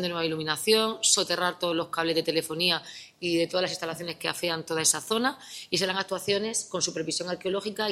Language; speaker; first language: Spanish; native; Spanish